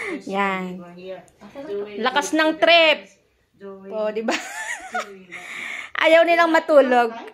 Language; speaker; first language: Filipino; native; Filipino